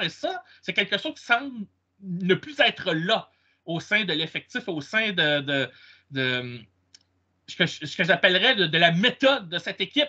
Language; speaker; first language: French; native; French